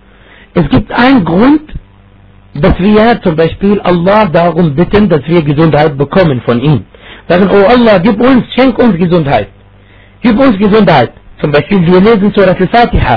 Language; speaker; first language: German; non-native, fluent; Arabic